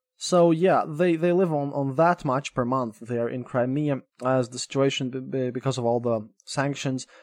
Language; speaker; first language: English; non-native, fluent; Russian